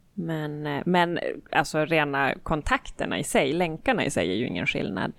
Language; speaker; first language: Swedish; native; Swedish